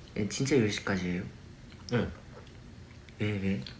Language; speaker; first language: Korean; non-native, fluent; Japanese